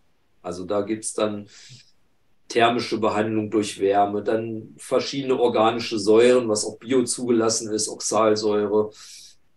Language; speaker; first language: German; native; German